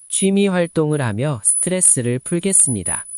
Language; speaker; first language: Korean; non-native, learner; Nepali